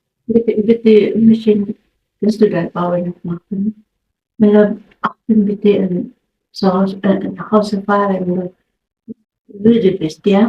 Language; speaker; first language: German; non-native, learner; Filipino